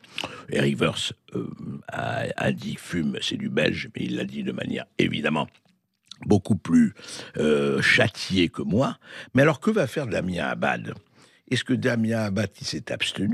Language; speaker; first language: French; native; French